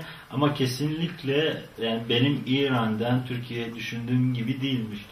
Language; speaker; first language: Turkish; non-native, fluent; Persian